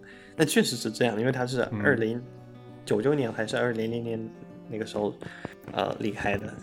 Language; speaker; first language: Chinese; non-native, fluent; Russian